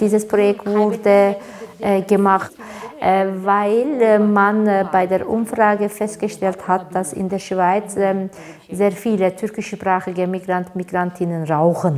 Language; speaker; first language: German; non-native, fluent; Turkish